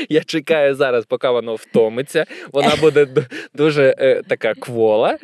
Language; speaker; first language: Ukrainian; non-native, local second language; Russian